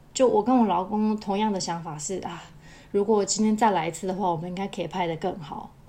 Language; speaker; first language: Chinese; native; Chinese